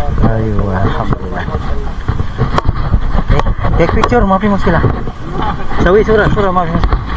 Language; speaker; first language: Arabic; non-native, learner; Filipino